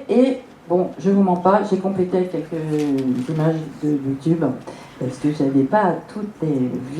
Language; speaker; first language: French; native; French